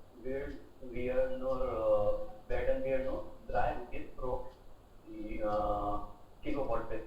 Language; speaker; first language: German; non-native, learner; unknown